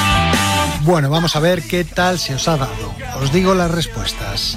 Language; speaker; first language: Spanish; native; Spanish